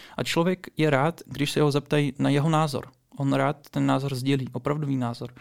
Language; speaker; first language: Czech; early bilingual, other home language; Russian